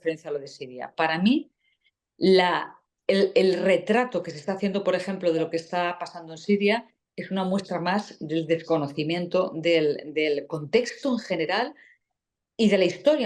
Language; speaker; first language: Spanish; native; Spanish